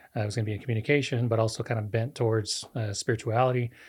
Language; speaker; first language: English; non-native, fluent; Spanish